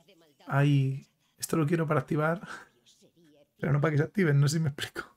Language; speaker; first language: Spanish; native; Spanish